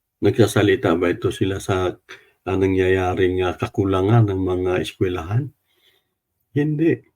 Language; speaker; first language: Filipino; non-native, local second language; Cebuano